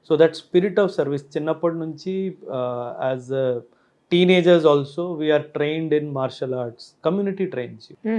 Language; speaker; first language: Telugu; native; Telugu